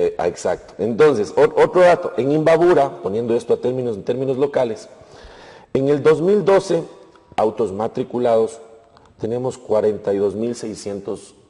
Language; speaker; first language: Spanish; native; Spanish